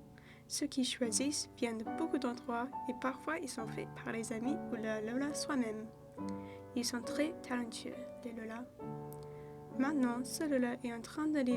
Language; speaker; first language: French; non-native, learner; English